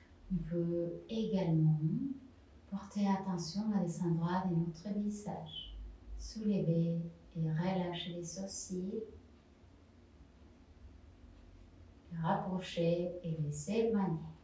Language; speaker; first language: French; non-native, fluent; Spanish